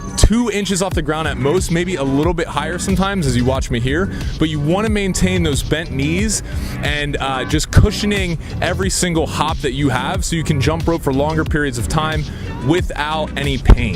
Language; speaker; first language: English; native; English